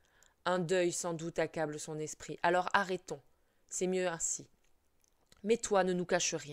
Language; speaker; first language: French; native; French